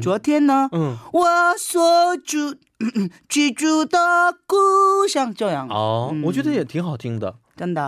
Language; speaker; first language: Chinese; non-native, learner; Korean